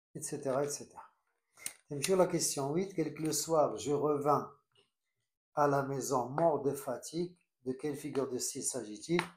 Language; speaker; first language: French; non-native, local second language; Arabic